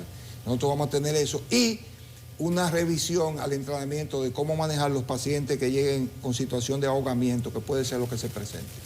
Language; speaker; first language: Spanish; native; Spanish